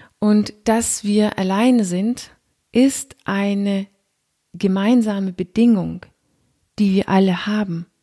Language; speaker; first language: German; non-native, fluent; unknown